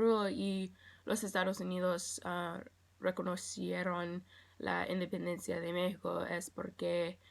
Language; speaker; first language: Spanish; non-native, learner; English